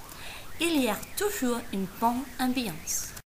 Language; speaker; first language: French; non-native, learner; Danish